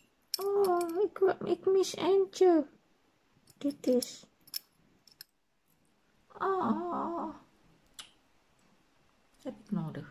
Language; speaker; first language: Dutch; non-native, learner; Indonesian